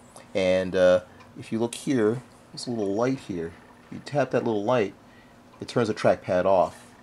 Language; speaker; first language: English; native; English